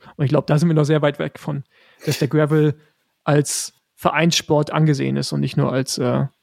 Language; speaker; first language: German; native; German